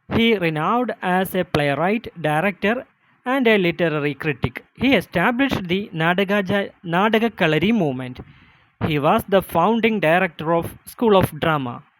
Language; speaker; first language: English; non-native, local second language; Malayalam